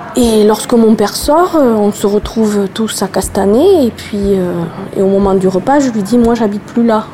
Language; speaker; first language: French; native; French